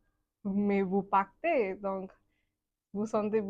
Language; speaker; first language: French; non-native, learner; Bangla